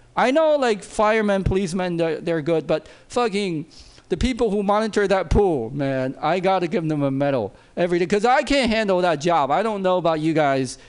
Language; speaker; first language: English; non-native, fluent; Chinese